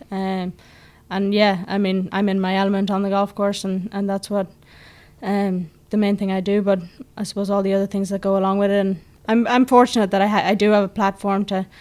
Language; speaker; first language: English; native; English